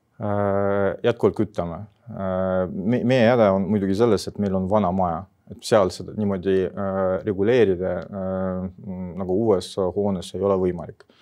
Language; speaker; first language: Estonian; non-native, local second language; Russian